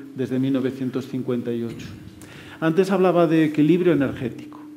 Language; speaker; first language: Spanish; native; Spanish